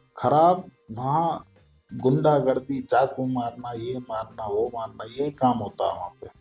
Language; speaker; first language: Hindi; native; Hindi